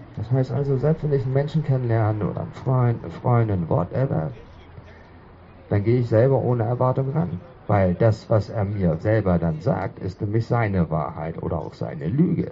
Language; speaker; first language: German; native; German